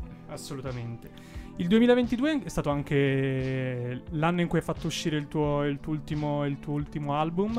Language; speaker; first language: Italian; native; Italian